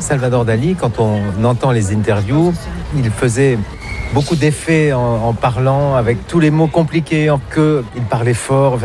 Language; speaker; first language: French; native; French